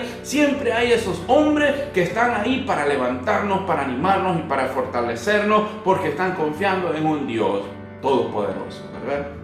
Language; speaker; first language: Spanish; native; Spanish